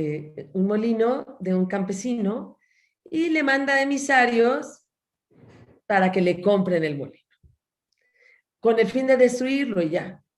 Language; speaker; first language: Spanish; native; Spanish